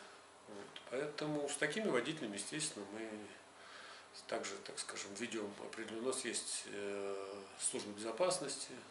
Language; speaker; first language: Russian; native; Russian